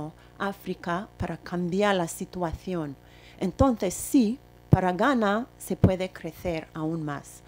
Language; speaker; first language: Spanish; non-native, fluent; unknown